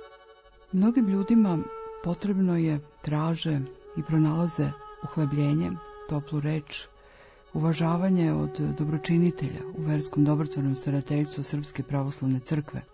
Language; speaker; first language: Bosnian; native; Bosnian